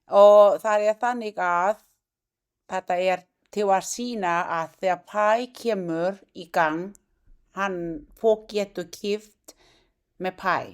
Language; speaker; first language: Icelandic; non-native, learner; Thai